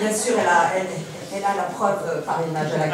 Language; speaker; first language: French; native; French